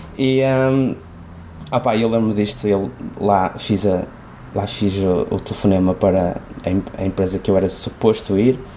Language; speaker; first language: Portuguese; native; Portuguese